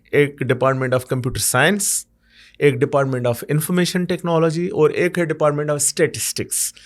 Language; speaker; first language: Urdu; non-native, local second language; Sindhi